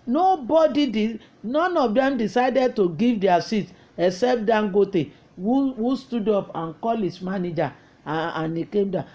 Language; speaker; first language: English; non-native, local second language; Yoruba